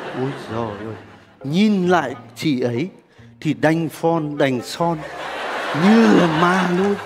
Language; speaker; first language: Vietnamese; non-native, fluent; Turkish